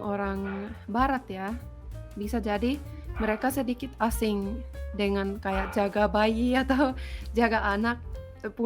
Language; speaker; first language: Indonesian; non-native, fluent; Finnish